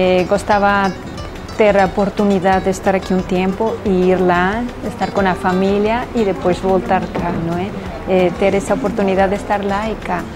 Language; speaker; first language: Portuguese; non-native, fluent; Spanish